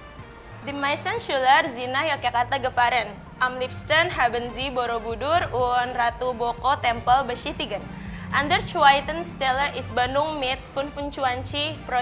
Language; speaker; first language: German; non-native, learner; Indonesian